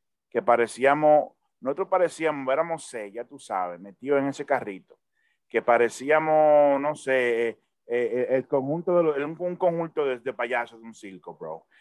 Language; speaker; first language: Spanish; early bilingual, heritage; Spanish